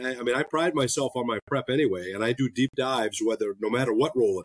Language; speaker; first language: English; native; English